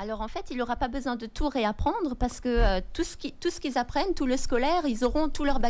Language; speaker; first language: French; native; French